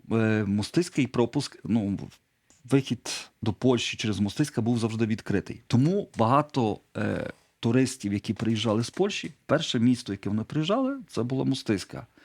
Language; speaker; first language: Ukrainian; non-native, local second language; Polish